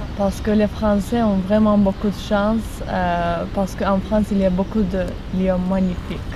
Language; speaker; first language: French; non-native, fluent; Azerbaijani